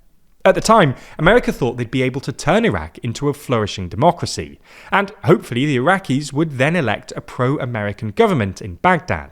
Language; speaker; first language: English; native; English